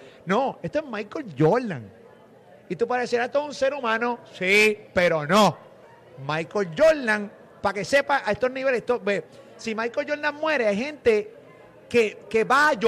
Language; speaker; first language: Spanish; native; Spanish